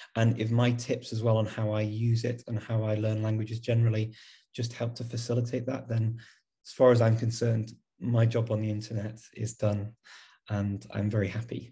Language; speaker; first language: English; native; English